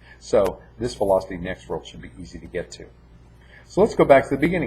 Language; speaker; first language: English; native; English